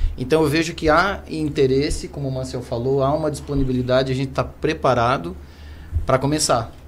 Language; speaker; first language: Portuguese; non-native, fluent; German